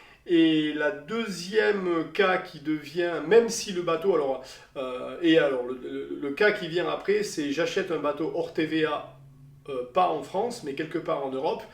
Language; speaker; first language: French; native; French